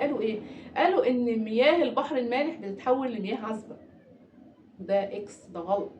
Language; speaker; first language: Arabic; native; Arabic